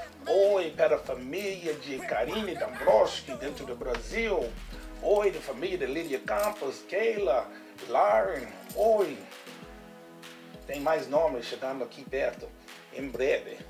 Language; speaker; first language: Portuguese; non-native, learner; English